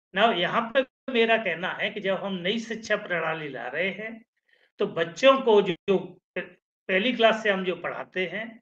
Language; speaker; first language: Hindi; native; Hindi